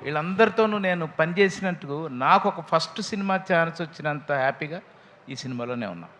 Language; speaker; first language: Telugu; native; Telugu